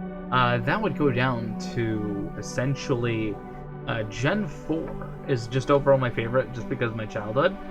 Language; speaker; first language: English; native; English